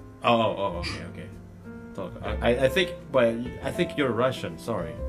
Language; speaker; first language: English; non-native, fluent; Indonesian